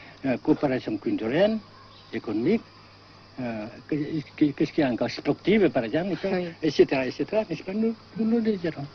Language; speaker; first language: French; non-native, local second language; Vietnamese